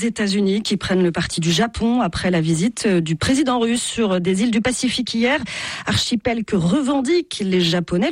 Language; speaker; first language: French; native; French